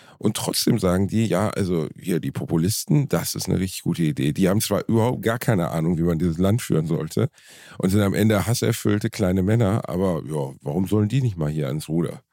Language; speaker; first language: German; native; German